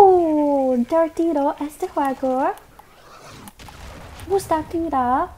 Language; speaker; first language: Spanish; non-native, learner; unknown